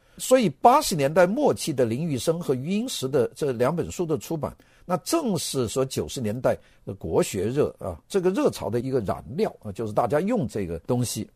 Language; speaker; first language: Chinese; native; Chinese